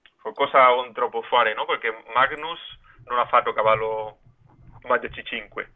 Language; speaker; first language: Italian; non-native, fluent; Spanish